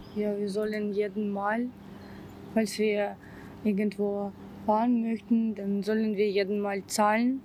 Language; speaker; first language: German; non-native, learner; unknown